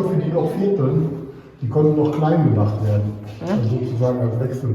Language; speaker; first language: German; non-native, local second language; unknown